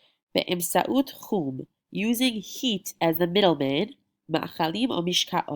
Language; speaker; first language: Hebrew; non-native, fluent; English